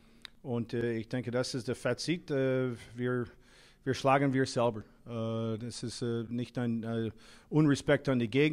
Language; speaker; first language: German; non-native, fluent; English